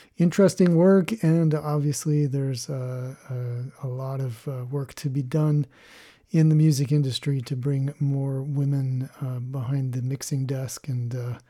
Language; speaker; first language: English; native; English